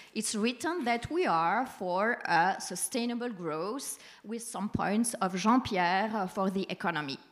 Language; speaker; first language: English; non-native, fluent; French